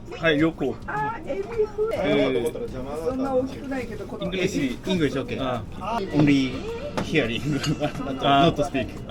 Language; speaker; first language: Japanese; non-native, learner; Korean